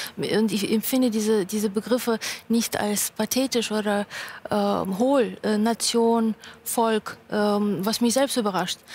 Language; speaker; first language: German; non-native, fluent; Russian